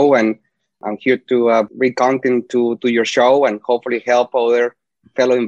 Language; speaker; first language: English; non-native, fluent; Spanish